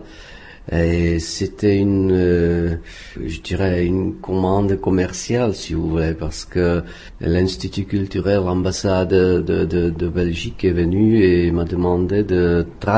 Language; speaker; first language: French; non-native, fluent; Czech